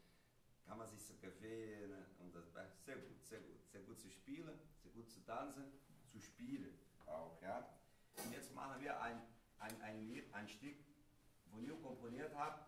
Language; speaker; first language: German; non-native, learner; Portuguese